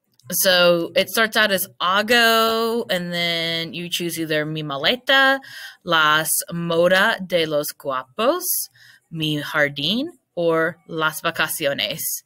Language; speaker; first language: Spanish; non-native, fluent; English